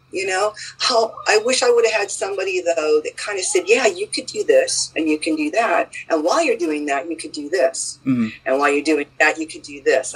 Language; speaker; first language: English; native; English